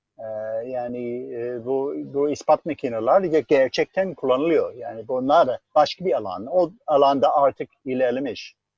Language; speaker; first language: Turkish; non-native, fluent; English